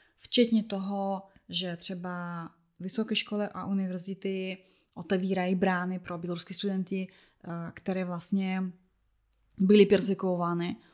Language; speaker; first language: Czech; non-native, fluent; Russian